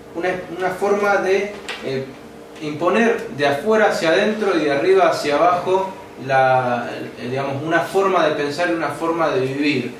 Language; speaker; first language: Spanish; native; Spanish